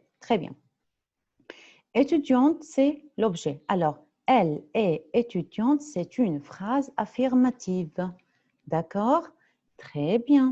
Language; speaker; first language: French; non-native, fluent; Arabic